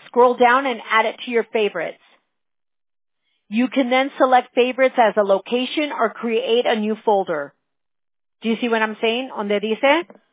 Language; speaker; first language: English; early bilingual, other home language; Spanish